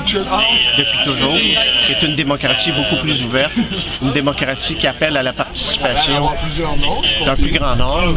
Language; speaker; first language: French; native; French